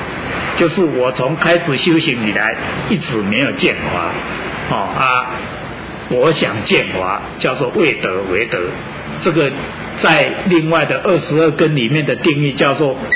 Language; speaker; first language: Chinese; native; Chinese